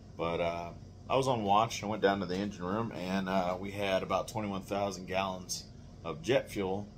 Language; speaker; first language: English; native; English